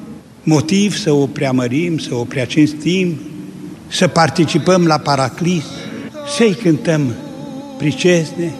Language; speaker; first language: Romanian; native; Romanian